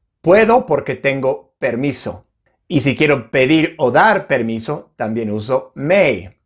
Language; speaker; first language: Spanish; non-native, fluent; English